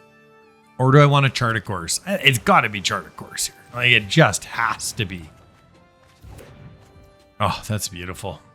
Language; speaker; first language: English; native; English